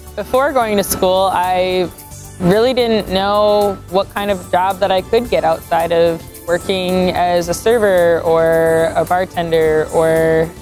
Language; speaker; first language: English; native; English